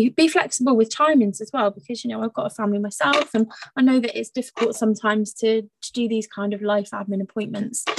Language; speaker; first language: English; native; English